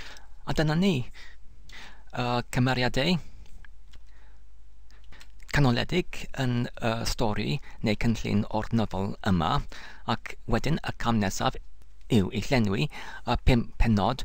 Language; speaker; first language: Welsh; non-native, learner; English